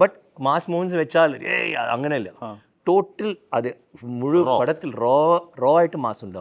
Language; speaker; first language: Malayalam; non-native, fluent; Tamil